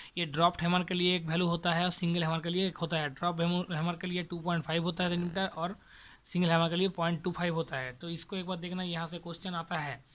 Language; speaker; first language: Hindi; non-native, local second language; Bangla